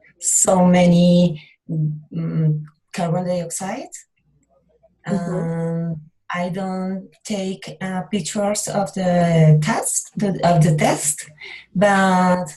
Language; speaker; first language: English; non-native, learner; Spanish